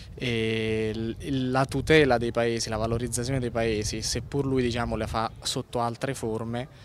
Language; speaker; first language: Italian; native; Italian